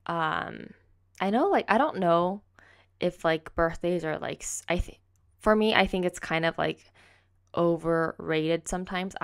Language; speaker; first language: English; native; English